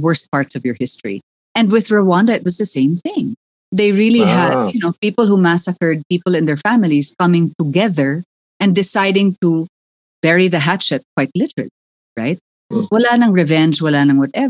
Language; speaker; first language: English; native; English